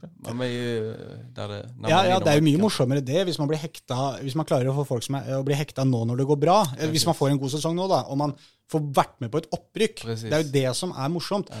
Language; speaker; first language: Norwegian; native; Norwegian